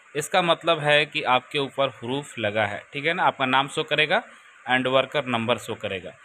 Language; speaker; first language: Hindi; native; Hindi